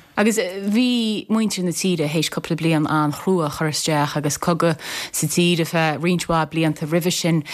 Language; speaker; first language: Irish; native; Irish